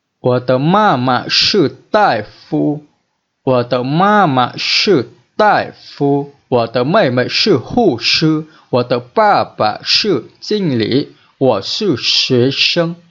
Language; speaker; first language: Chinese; non-native, fluent; Vietnamese